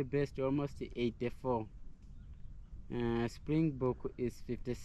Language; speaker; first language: English; non-native, learner; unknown